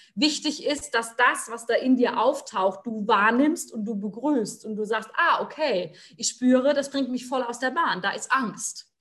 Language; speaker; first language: German; native; German